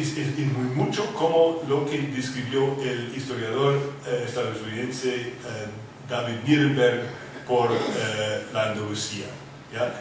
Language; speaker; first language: Spanish; non-native, fluent; English